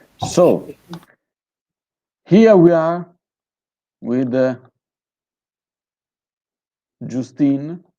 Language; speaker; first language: English; non-native, fluent; Italian